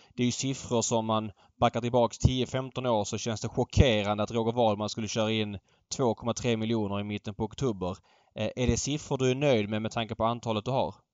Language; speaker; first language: Swedish; native; Swedish